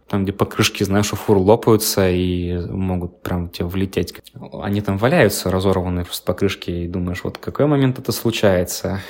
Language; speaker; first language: Russian; native; Russian